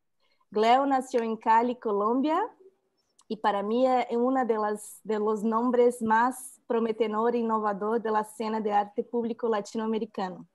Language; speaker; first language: Spanish; non-native, learner; Portuguese